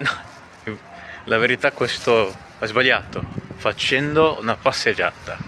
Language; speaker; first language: Italian; non-native, fluent; Portuguese